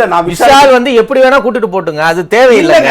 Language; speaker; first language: Tamil; native; Tamil